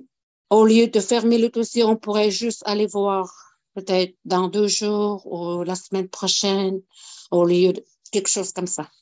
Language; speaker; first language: French; non-native, local second language; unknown